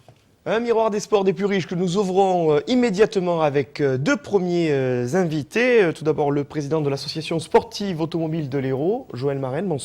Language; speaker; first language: French; native; French